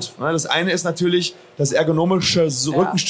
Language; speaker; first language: German; native; German